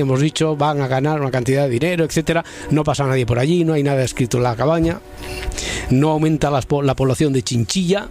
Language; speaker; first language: Spanish; native; Spanish